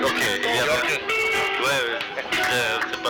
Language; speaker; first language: French; non-native, fluent; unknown